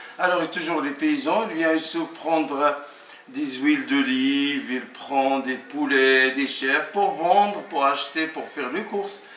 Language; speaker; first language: French; non-native, local second language; Arabic